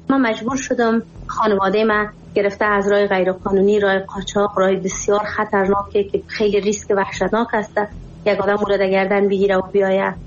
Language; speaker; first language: Persian; native; Persian